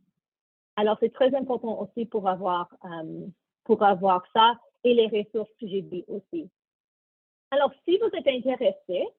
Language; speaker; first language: French; non-native, learner; English